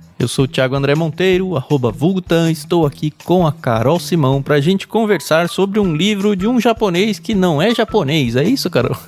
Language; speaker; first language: Portuguese; native; Portuguese